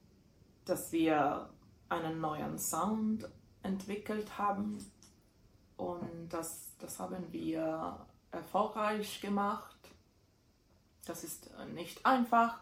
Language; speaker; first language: German; non-native, fluent; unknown